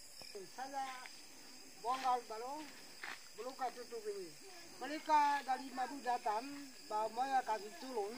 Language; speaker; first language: Indonesian; non-native, local second language; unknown